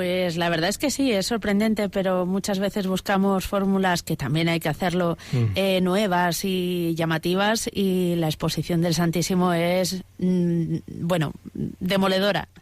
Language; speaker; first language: Spanish; native; Spanish